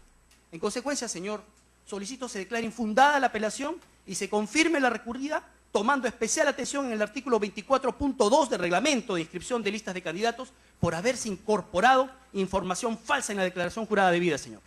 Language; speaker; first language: Spanish; native; Spanish